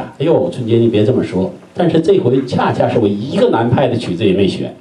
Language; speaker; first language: Chinese; native; Chinese